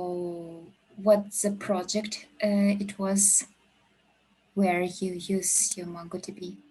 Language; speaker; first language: English; non-native, learner; Russian